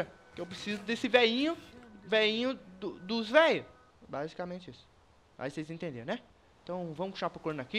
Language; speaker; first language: Portuguese; native; Portuguese